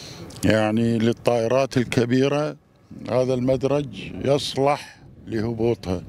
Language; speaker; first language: Arabic; native; Arabic